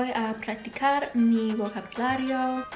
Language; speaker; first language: Spanish; non-native, learner; English